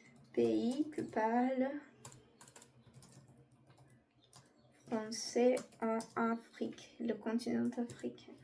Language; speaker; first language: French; non-native, learner; Portuguese